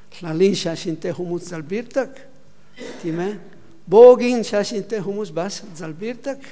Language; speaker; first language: Mongolian; non-native, learner; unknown